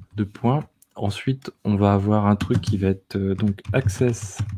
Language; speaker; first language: French; native; French